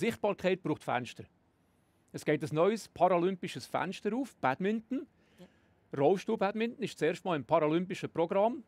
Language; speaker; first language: German; native; German